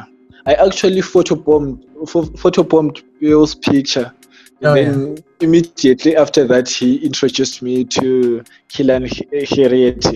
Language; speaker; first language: English; non-native, local second language; North Ndebele